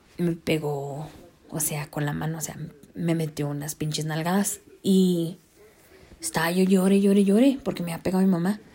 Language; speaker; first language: Spanish; early bilingual, heritage; Spanish